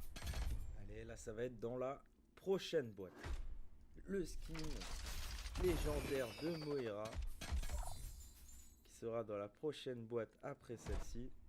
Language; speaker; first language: French; native; French